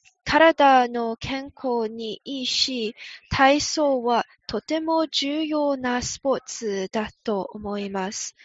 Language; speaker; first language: Japanese; non-native, learner; English